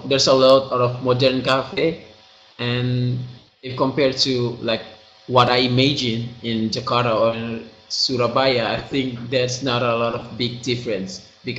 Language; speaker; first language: English; non-native, learner; Indonesian